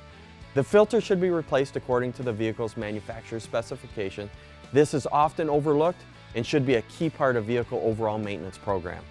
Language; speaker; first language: English; native; English